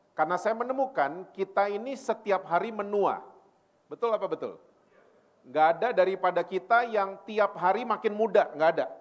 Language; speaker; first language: Indonesian; native; Indonesian